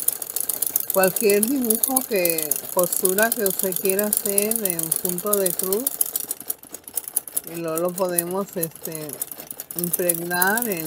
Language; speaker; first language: Spanish; native; Spanish